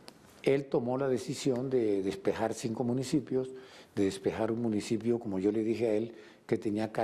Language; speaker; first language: Spanish; native; Spanish